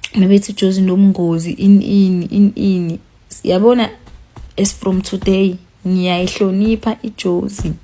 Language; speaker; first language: Zulu; native; Zulu